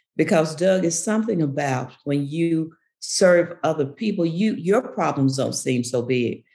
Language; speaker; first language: English; native; English